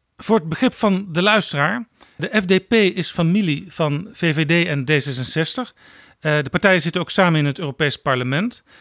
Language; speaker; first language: Dutch; native; Dutch